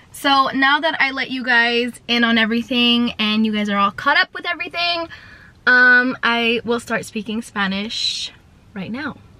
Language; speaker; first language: English; early bilingual, other home language; Spanish